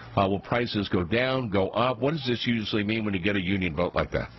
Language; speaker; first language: English; native; English